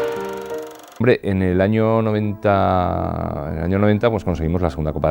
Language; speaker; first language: Spanish; native; Spanish